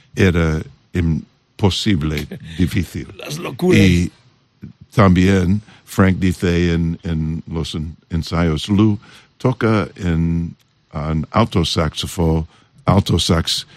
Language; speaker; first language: Spanish; non-native, learner; English